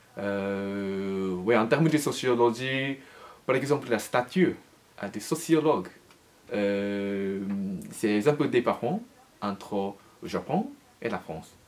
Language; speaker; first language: French; non-native, learner; Japanese